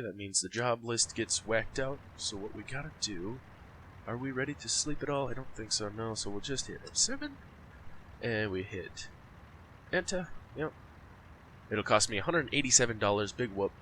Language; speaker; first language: English; native; English